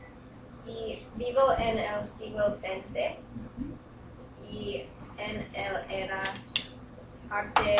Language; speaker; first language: Spanish; non-native, learner; English